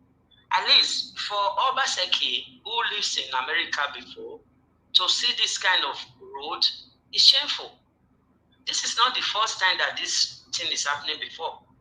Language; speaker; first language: English; non-native, local second language; Bini